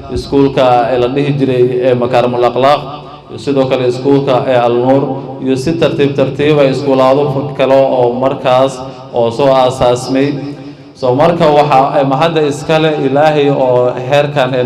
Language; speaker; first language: Somali; native; Somali